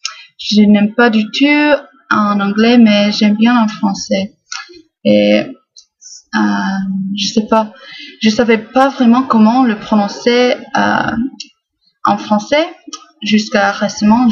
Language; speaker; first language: French; non-native, fluent; English